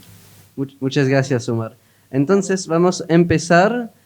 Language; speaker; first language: Spanish; non-native, learner; French